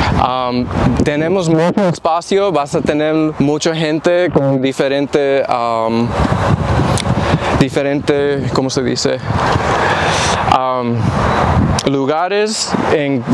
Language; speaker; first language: Spanish; early bilingual, heritage; English